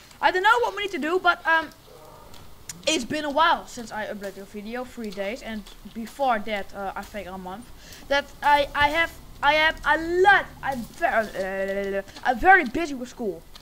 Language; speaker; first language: English; non-native, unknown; Dutch